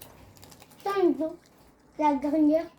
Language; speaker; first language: French; native; French